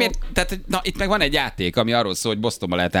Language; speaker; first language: Hungarian; native; Hungarian